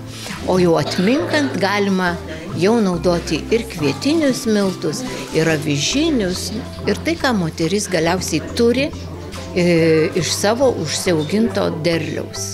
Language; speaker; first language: Lithuanian; native; Lithuanian